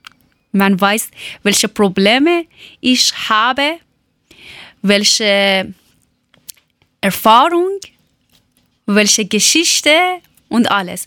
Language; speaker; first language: German; non-native, learner; Persian